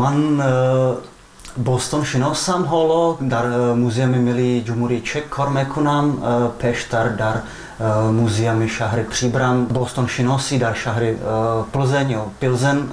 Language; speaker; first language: Persian; non-native, fluent; Czech